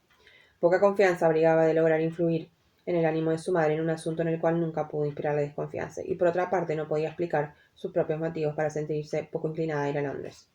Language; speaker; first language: Spanish; native; Spanish